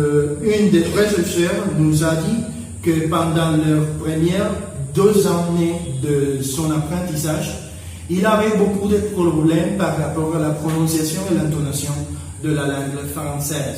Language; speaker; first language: French; non-native, learner; Spanish